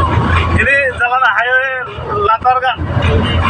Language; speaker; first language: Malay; non-native, learner; Bangla